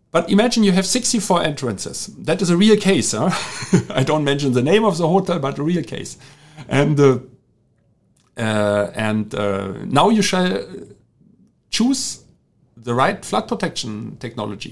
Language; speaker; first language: English; non-native, fluent; German